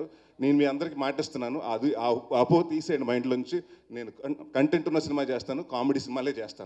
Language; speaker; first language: Telugu; native; Telugu